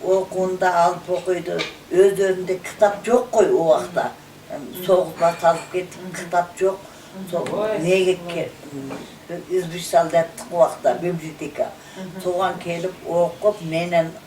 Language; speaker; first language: Kazakh; non-native, local second language; Uyghur